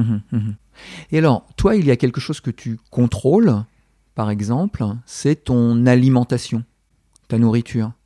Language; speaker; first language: French; non-native, learner; English